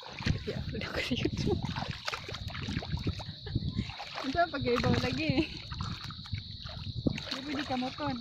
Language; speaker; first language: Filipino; non-native, local second language; Cebuano